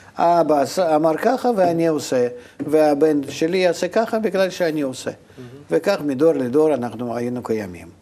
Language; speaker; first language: Hebrew; non-native, fluent; Russian